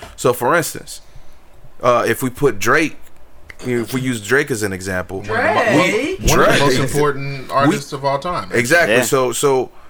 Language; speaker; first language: English; native; English